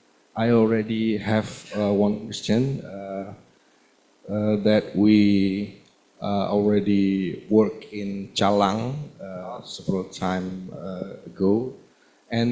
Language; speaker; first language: English; non-native, learner; Indonesian